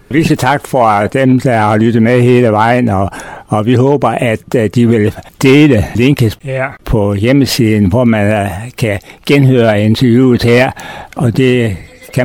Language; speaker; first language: Danish; native; Danish